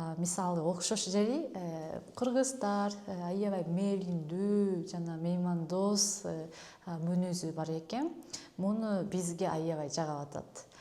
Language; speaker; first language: Kyrgyz; non-native, fluent; Japanese